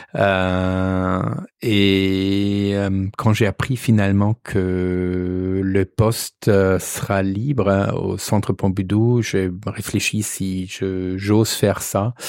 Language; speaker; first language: French; non-native, fluent; German